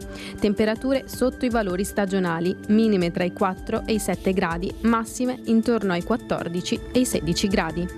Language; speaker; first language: Italian; native; Italian